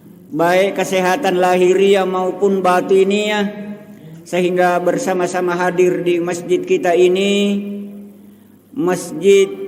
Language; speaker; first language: Indonesian; non-native, local second language; Buginese